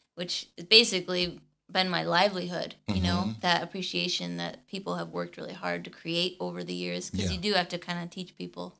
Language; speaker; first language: English; native; English